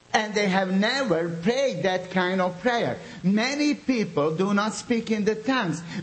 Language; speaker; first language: English; non-native, fluent; Bosnian